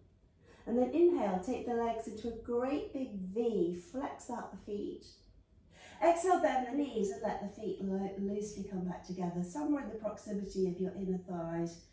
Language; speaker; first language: English; native; English